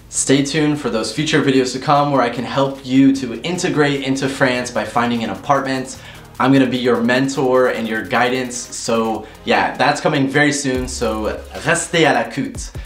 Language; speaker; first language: English; native; English